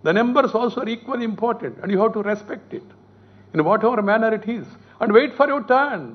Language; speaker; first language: English; non-native, local second language; Telugu